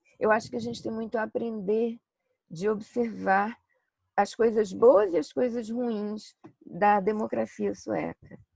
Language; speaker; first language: Portuguese; native; Portuguese